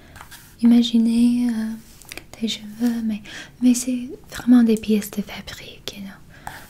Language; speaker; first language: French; non-native, learner; English